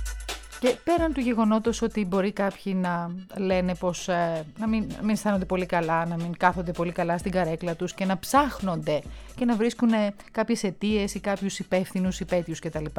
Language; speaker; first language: Greek; native; Greek